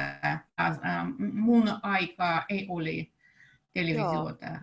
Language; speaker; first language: Finnish; non-native, learner; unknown